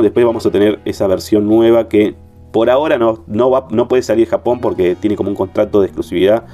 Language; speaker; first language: Spanish; native; Spanish